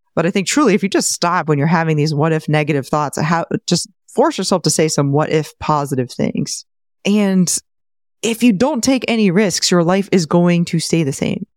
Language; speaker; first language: English; native; English